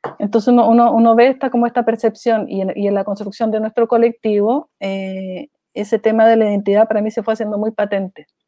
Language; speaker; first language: Spanish; native; Spanish